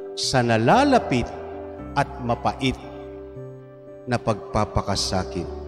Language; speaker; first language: Filipino; native; Filipino